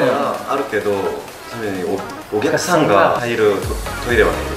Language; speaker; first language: Japanese; non-native, learner; Korean